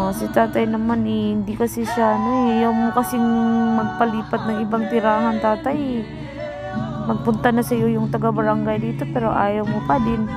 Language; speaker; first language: Filipino; non-native, local second language; Cebuano